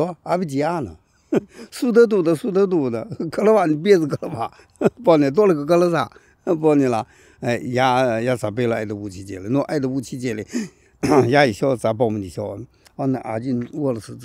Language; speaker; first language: Russian; non-native, learner; Chinese